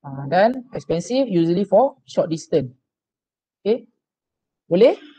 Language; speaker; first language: English; non-native, local second language; Malay